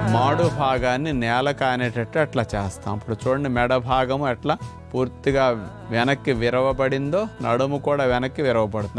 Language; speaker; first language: Telugu; native; Telugu